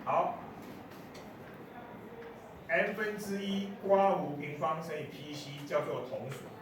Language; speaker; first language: Chinese; native; Chinese